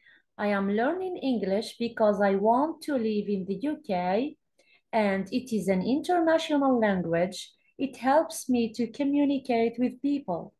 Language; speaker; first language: English; non-native, fluent; Arabic